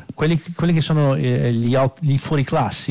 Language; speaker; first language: Italian; non-native, fluent; Portuguese